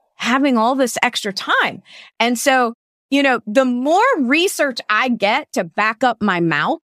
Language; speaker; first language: English; native; English